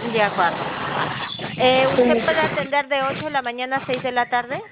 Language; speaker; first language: Spanish; native; Spanish